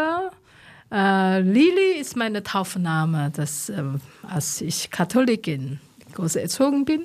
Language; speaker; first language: German; non-native, learner; Chinese